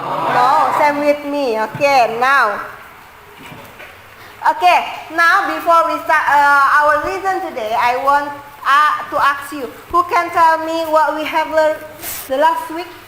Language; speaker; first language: English; non-native, learner; Indonesian